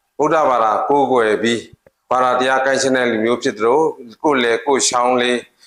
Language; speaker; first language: Burmese; non-native, local second language; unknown